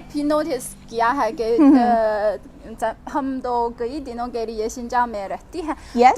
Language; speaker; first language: Urdu; non-native, fluent; Chinese